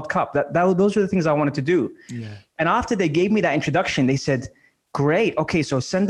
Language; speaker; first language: English; native; English